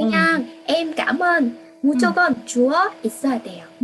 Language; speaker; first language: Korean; non-native, fluent; Vietnamese